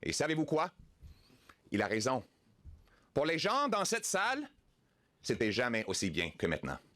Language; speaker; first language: French; non-native, local second language; English